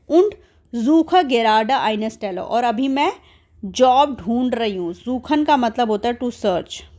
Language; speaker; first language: Hindi; native; Hindi